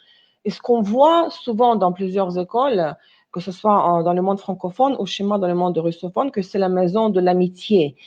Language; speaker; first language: French; non-native, fluent; Russian